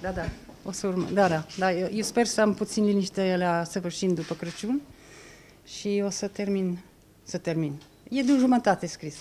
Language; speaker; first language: Romanian; non-native, fluent; English